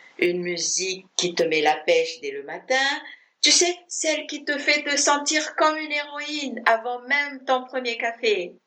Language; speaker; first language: French; non-native, fluent; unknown